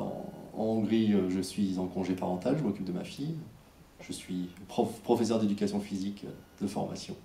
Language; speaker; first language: French; native; French